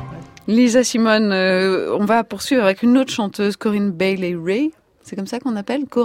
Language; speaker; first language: French; native; French